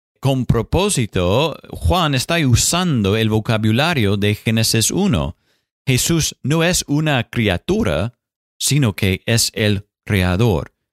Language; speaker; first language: Spanish; non-native, fluent; English